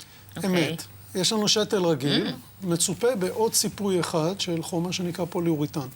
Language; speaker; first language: Hebrew; native; Hebrew